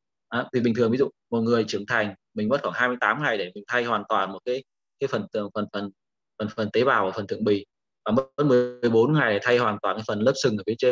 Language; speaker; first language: Vietnamese; native; Vietnamese